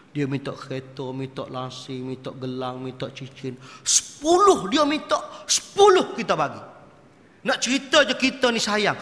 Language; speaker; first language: Malay; native; Malay